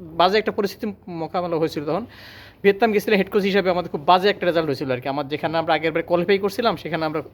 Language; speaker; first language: Bangla; native; Bangla